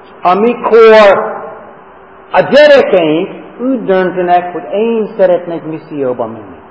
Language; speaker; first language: Hungarian; non-native, fluent; English